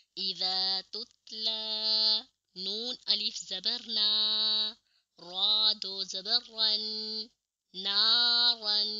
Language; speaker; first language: Urdu; native; Urdu